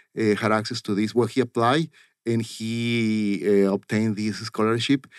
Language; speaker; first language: English; non-native, fluent; Spanish